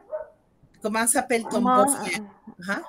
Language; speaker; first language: Spanish; native; Spanish